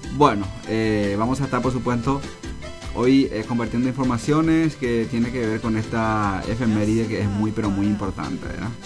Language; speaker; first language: Spanish; non-native, local second language; Guarani